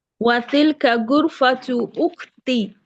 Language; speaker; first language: Arabic; non-native, learner; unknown